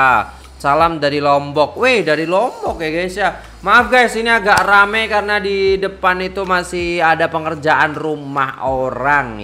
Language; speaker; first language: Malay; non-native, local second language; Javanese